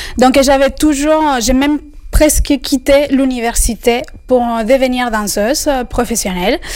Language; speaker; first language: French; non-native, fluent; Spanish